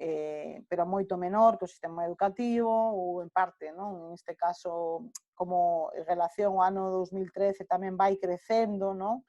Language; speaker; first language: Galician; non-native, local second language; Spanish